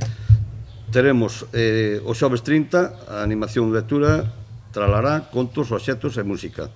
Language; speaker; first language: Galician; native; Galician